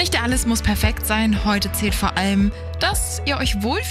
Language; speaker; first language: German; native; German